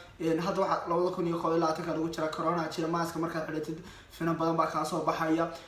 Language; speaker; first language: Somali; early bilingual, heritage; Somali